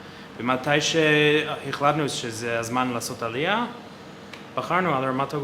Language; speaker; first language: Hebrew; non-native, fluent; English